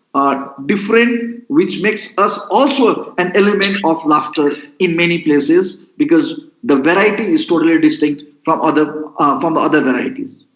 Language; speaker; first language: English; non-native, local second language; Nepali